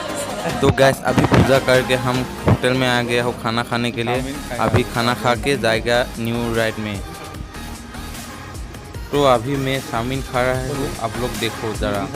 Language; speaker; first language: Hindi; non-native, local second language; Assamese